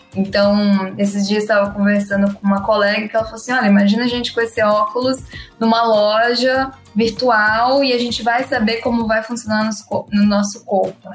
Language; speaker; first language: Portuguese; native; Portuguese